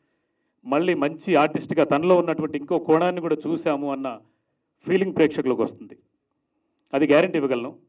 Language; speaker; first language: Telugu; native; Telugu